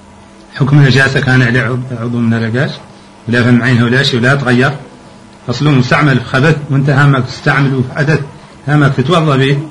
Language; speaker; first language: Arabic; native; Arabic